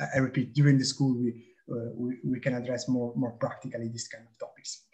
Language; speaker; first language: English; non-native, fluent; Italian